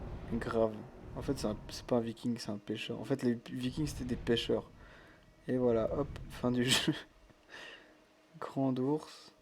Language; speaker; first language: French; native; French